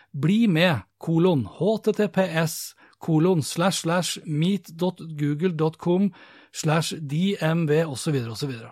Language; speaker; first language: Norwegian; native; Norwegian